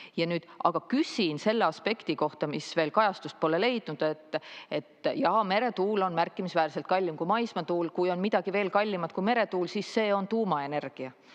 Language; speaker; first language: Estonian; native; Estonian